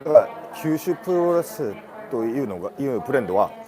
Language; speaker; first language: Japanese; non-native, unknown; Korean